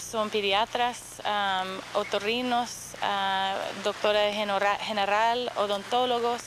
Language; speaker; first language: Spanish; non-native, fluent; English